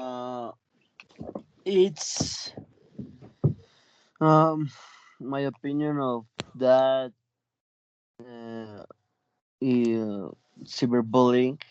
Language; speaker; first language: English; non-native, learner; Spanish